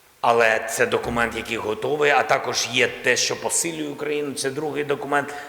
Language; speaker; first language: Ukrainian; non-native, local second language; Russian